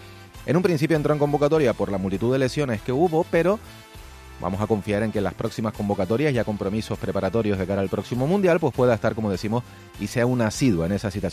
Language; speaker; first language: Spanish; native; Spanish